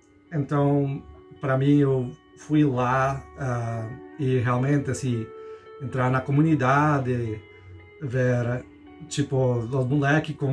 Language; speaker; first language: Portuguese; non-native, fluent; Spanish